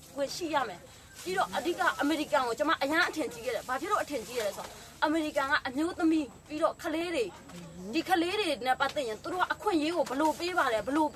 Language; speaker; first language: Burmese; native; Burmese